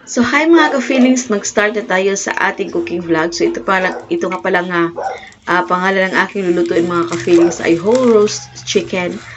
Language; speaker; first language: Filipino; non-native, local second language; Cebuano